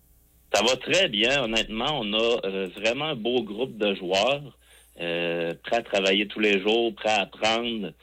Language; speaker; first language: French; native; French